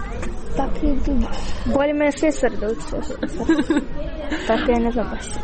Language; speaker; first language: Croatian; non-native, learner; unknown